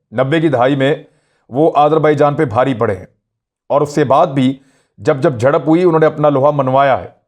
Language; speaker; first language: Urdu; non-native, local second language; Punjabi